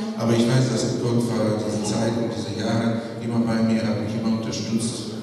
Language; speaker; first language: German; non-native, fluent; Russian